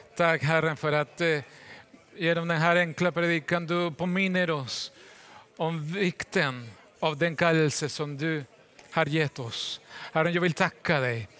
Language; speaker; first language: Swedish; non-native, fluent; Spanish